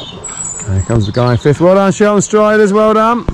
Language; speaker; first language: English; native; English